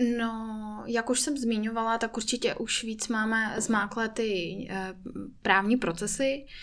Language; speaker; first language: Czech; non-native, fluent; Russian